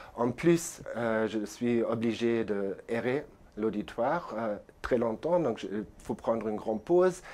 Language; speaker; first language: French; non-native, fluent; German